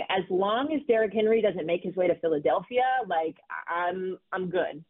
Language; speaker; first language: English; native; English